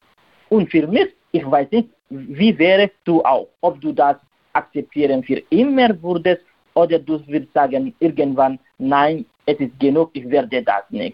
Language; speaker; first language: German; non-native, learner; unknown